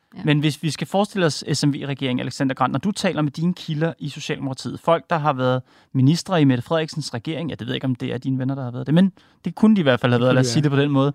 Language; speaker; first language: Danish; native; Danish